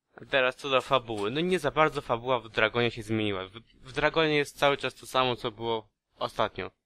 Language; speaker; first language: Polish; early bilingual, heritage; Polish